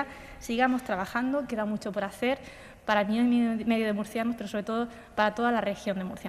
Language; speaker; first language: Spanish; native; Spanish